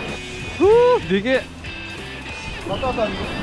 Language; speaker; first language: Japanese; native; Japanese